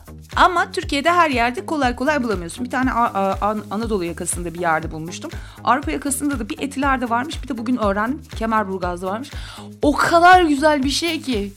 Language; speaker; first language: Turkish; native; Turkish